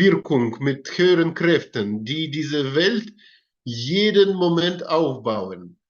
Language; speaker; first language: German; non-native, learner; Russian